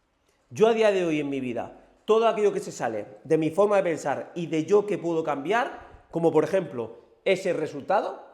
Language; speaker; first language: Spanish; native; Spanish